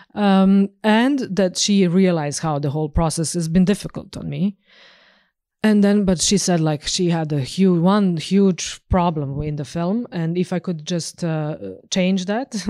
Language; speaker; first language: English; non-native, fluent; Serbian